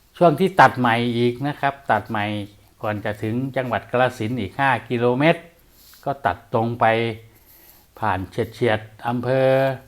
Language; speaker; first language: Thai; non-native, local second language; Northeastern Thai